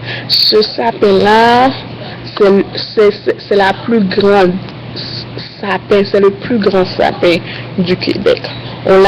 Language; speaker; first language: French; non-native, learner; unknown